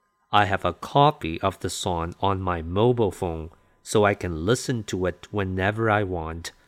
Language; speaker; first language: English; non-native, fluent; Chinese